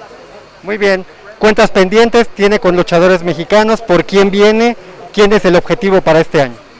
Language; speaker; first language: Spanish; native; Spanish